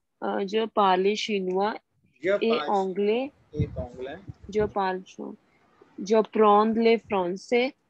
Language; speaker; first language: French; non-native, learner; Punjabi